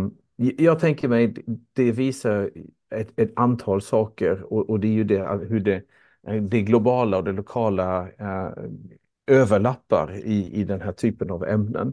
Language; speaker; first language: Swedish; native; Swedish